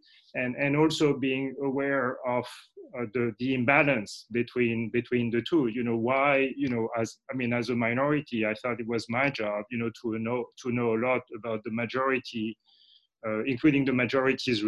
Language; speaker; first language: English; non-native, fluent; French